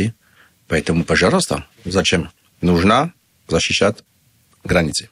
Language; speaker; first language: Russian; non-native, learner; French